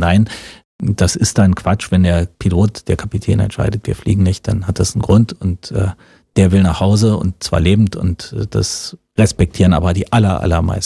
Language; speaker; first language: German; native; German